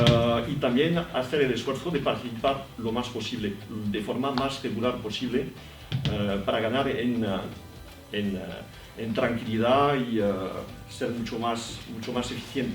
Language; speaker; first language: Spanish; non-native, fluent; French